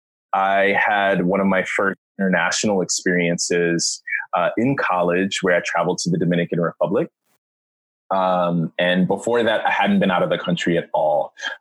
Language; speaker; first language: English; native; English